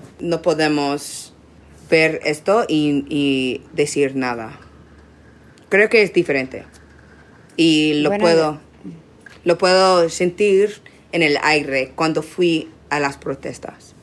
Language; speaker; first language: Spanish; non-native, learner; English